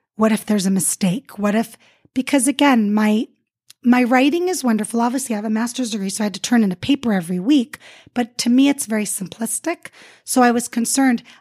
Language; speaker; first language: English; early bilingual, other home language; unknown